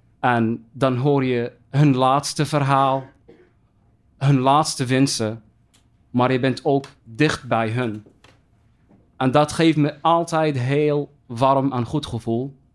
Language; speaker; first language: Dutch; non-native, fluent; Arabic